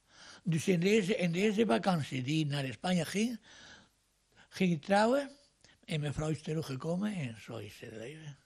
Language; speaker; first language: Dutch; non-native, fluent; Spanish